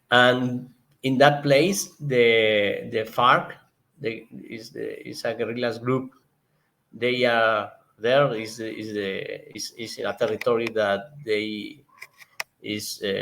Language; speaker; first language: English; non-native, learner; Spanish